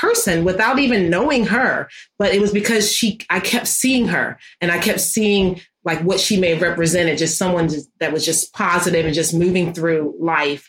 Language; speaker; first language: English; native; English